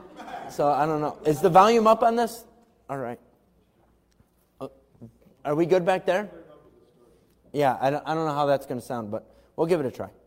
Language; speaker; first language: English; native; English